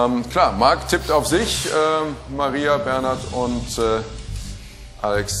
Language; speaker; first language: German; native; German